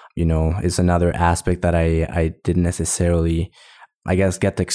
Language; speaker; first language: English; early bilingual, other home language; Spanish